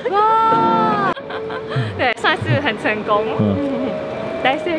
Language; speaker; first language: Chinese; non-native, fluent; Japanese